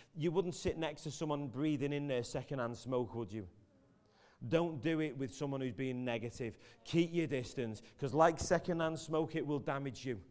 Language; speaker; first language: English; native; English